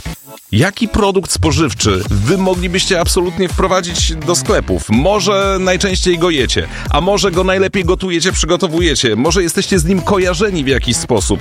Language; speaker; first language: Polish; native; Polish